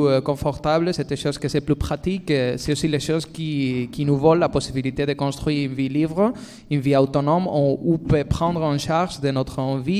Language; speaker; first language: French; non-native, fluent; Spanish